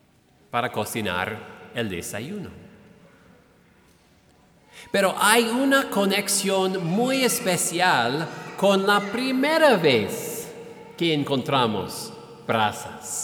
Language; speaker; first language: Spanish; non-native, fluent; English